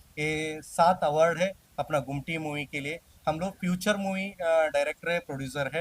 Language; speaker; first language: Hindi; non-native, local second language; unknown